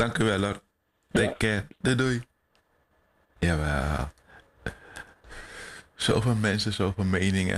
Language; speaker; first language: Dutch; native; Dutch